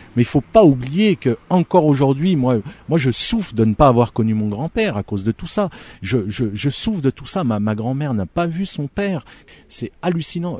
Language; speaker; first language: French; early bilingual, other home language; Arabic